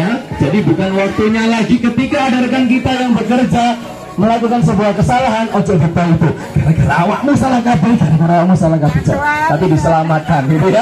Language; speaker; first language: Indonesian; non-native, local second language; Javanese